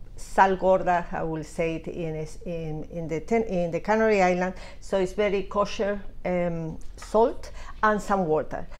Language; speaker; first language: English; non-native, fluent; Spanish